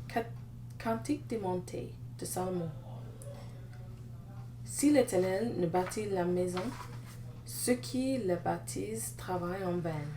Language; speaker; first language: French; non-native, learner; English